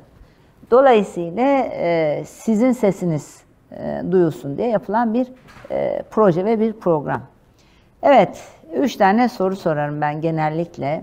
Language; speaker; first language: Turkish; native; Turkish